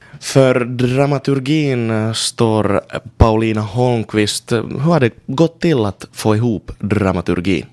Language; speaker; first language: Swedish; native; Swedish